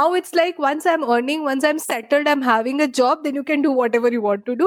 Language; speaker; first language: English; non-native, local second language; Bangla